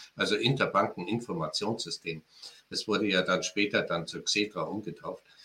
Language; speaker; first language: German; native; German